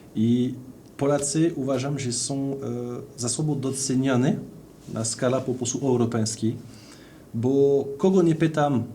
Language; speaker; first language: Polish; non-native, fluent; French